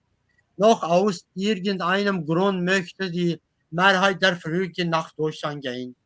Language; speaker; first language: German; non-native, learner; Kurdish